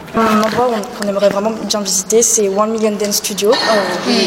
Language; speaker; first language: French; native; French